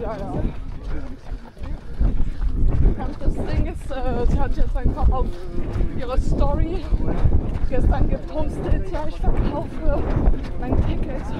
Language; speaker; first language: German; non-native, fluent; French